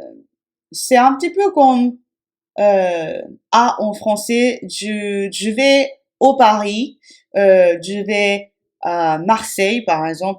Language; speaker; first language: French; non-native, fluent; Japanese